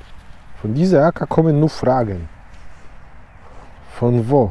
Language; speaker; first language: German; non-native, learner; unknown